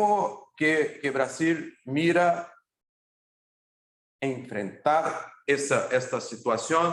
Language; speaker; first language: Spanish; non-native, fluent; Portuguese